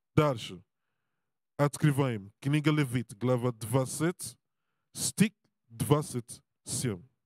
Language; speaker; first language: Russian; non-native, learner; Serbian